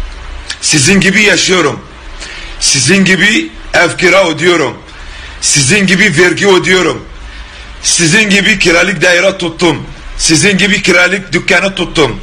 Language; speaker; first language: Turkish; non-native, learner; Arabic